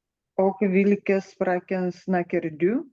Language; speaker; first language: Norwegian; non-native, learner; Lithuanian